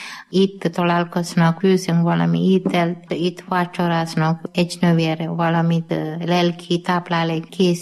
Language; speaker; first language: Hungarian; non-native, learner; Malayalam